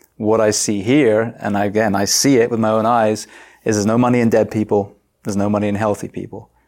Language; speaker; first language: English; native; English